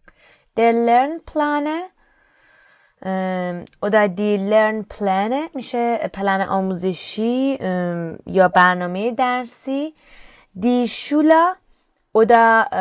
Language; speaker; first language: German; non-native, fluent; Persian